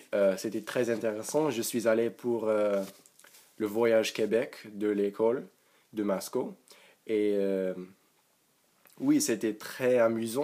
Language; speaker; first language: French; non-native, learner; English